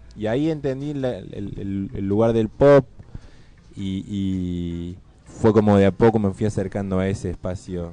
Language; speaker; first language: Spanish; native; Spanish